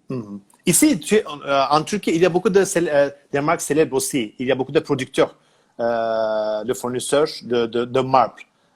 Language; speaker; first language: French; non-native, learner; Turkish